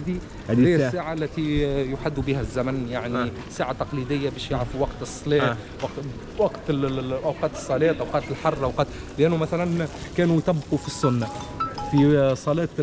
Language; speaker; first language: Arabic; native; Arabic